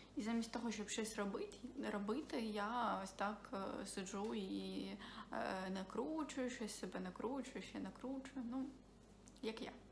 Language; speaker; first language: Ukrainian; non-native, local second language; Russian